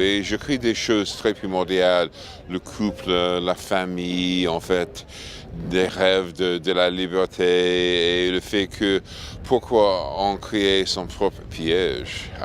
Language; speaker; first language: French; non-native, fluent; English